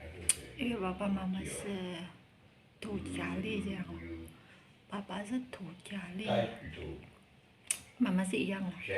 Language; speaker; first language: Chinese; non-native, learner; Indonesian